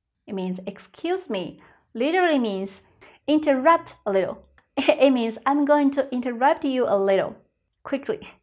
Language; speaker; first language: English; non-native, fluent; Chinese